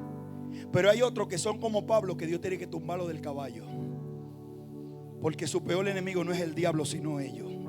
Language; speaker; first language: Spanish; native; Spanish